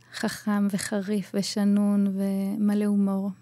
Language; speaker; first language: Hebrew; native; Hebrew